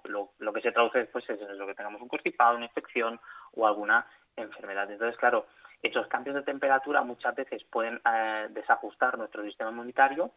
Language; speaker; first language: Spanish; native; Spanish